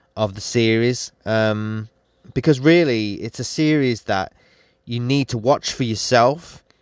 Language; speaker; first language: English; native; English